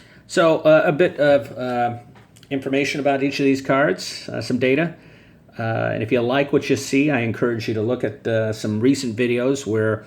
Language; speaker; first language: English; native; English